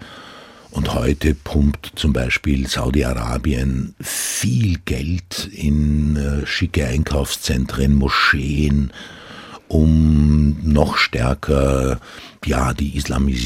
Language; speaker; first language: German; non-native, local second language; Croatian